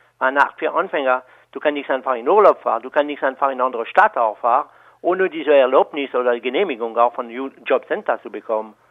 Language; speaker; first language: German; non-native, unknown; French